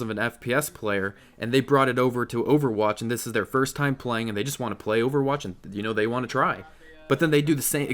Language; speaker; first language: English; native; English